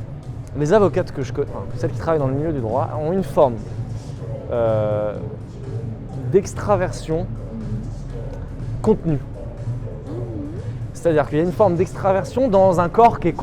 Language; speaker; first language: French; native; French